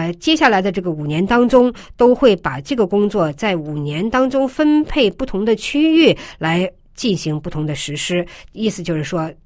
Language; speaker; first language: Chinese; native; Chinese